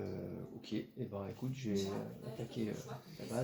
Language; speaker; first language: French; native; French